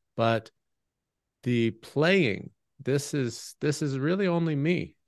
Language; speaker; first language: English; native; English